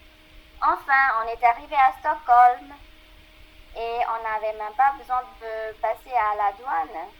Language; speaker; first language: French; non-native, fluent; Burmese